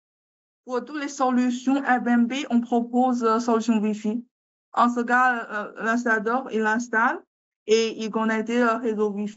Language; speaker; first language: French; non-native, learner; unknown